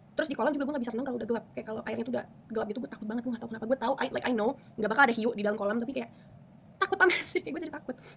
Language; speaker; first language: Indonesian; early bilingual, other home language; Spanish